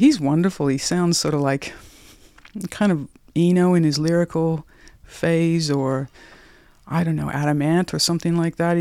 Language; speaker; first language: English; native; English